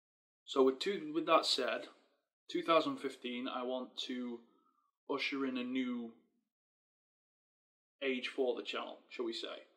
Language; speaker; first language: English; native; English